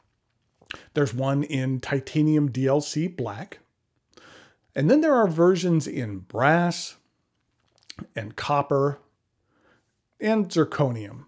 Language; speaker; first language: English; native; English